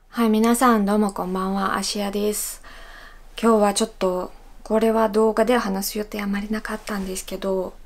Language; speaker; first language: Japanese; non-native, fluent; Russian